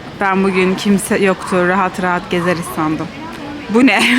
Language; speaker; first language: Turkish; native; Turkish